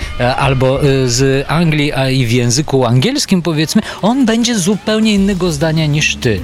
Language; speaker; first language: Polish; non-native, fluent; Bulgarian